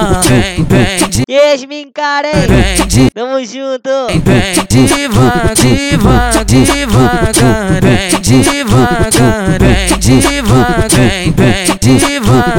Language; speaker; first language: Portuguese; native; Portuguese